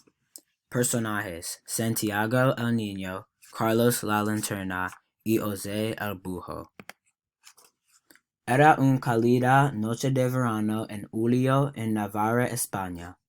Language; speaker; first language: Spanish; non-native, learner; English